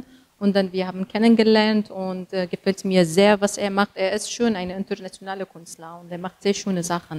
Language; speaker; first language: German; non-native, learner; Kurdish